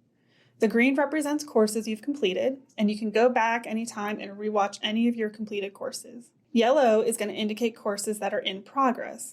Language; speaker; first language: English; native; English